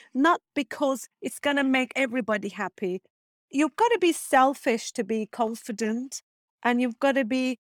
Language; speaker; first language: English; non-native, fluent; Turkish